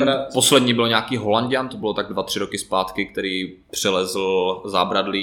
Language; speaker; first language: Czech; native; Czech